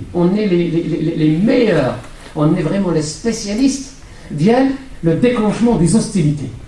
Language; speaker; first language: French; non-native, local second language; Arabic